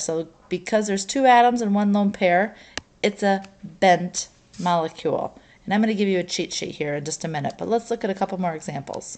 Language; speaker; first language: English; native; English